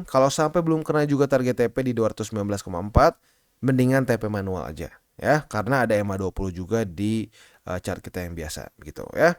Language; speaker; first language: Indonesian; native; Indonesian